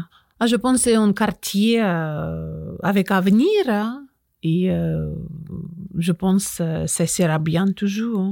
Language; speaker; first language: French; non-native, learner; Russian